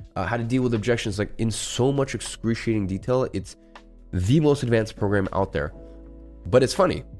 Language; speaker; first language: English; native; English